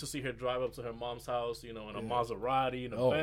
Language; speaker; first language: English; native; English